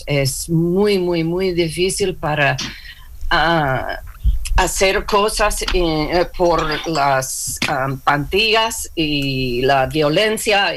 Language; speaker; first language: Spanish; non-native, learner; English